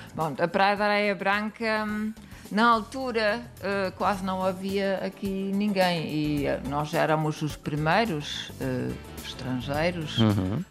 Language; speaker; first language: Portuguese; non-native, fluent; German